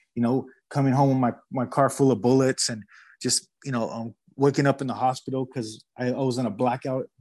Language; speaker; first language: English; native; English